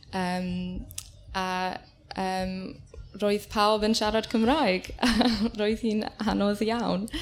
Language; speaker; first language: Welsh; non-native, learner; English